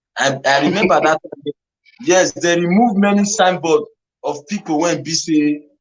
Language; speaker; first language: Nigerian Pidgin; non-native, local second language; Bini